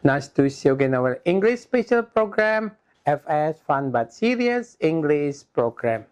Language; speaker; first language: English; non-native, fluent; Indonesian